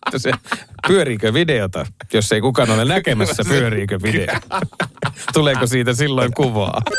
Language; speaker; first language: Finnish; native; Finnish